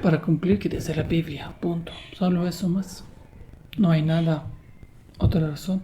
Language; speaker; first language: Spanish; non-native, learner; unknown